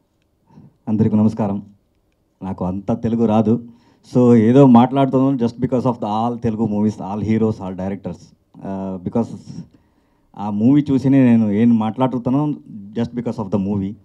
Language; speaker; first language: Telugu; non-native, learner; Kannada